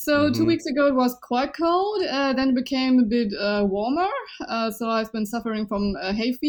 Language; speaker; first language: English; non-native, fluent; Chinese